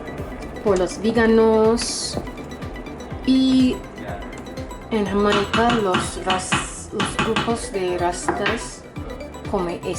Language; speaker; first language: Spanish; non-native, learner; English